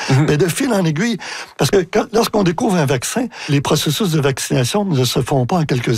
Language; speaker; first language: French; native; French